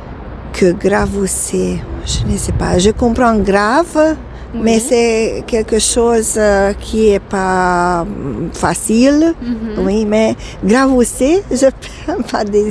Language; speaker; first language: French; non-native, learner; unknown